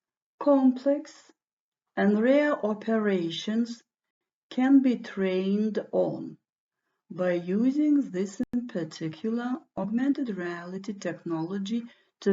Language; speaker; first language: English; non-native, fluent; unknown